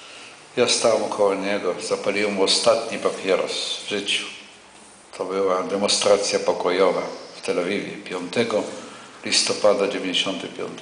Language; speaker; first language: Polish; non-native, local second language; Yiddish